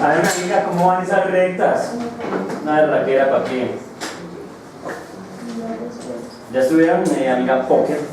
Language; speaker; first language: Spanish; native; Spanish